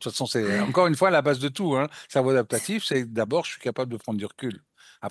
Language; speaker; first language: French; native; French